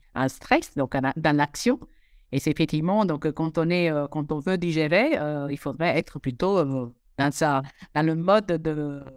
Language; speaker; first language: French; non-native, fluent; English